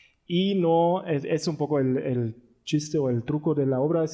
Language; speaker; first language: Spanish; non-native, learner; German